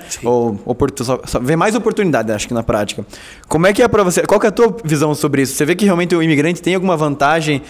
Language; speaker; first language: Portuguese; native; Portuguese